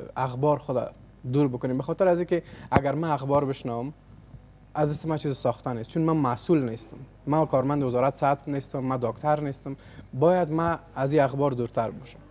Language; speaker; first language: Persian; native; Persian